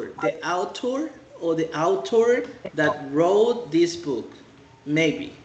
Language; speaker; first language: English; non-native, fluent; Spanish